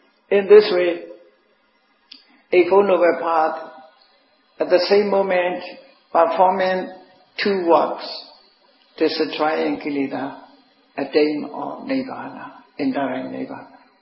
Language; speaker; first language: English; non-native, fluent; Burmese